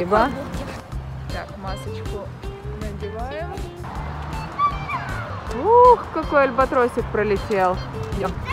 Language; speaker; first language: Russian; native; Russian